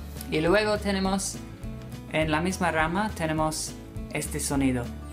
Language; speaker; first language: Spanish; non-native, fluent; English